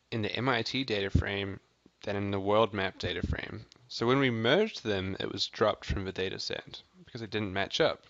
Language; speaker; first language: English; native; English